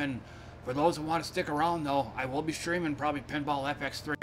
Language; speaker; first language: English; native; English